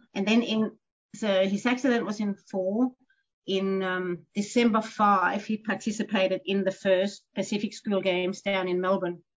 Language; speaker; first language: English; non-native, fluent; Danish